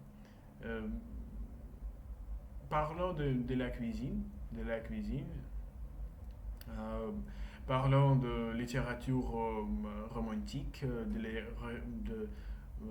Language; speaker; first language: French; non-native, learner; Russian